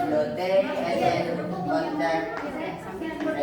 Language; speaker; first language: English; non-native, learner; Indonesian